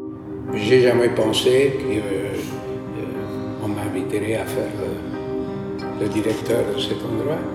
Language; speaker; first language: French; non-native, fluent; Spanish